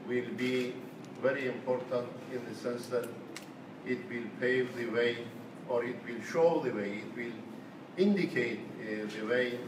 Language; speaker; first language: English; non-native, fluent; Turkish